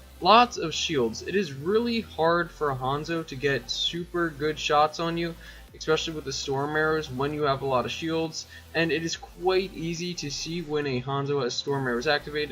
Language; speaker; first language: English; native; English